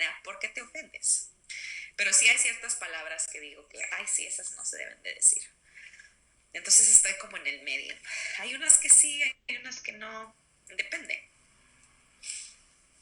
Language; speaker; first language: Spanish; early bilingual, other home language; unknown